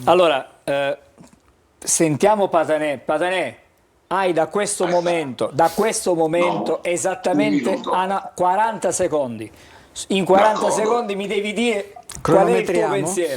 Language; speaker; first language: Italian; native; Italian